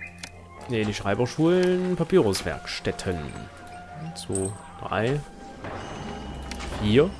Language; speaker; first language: German; native; German